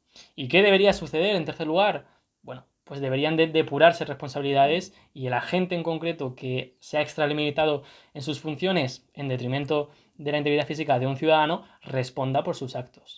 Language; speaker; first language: Spanish; native; Spanish